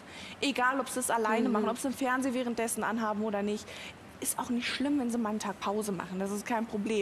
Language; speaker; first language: German; native; German